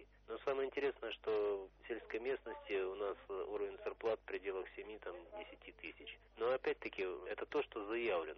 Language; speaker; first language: Russian; native; Russian